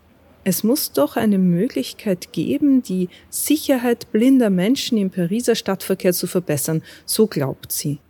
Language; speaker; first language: German; native; German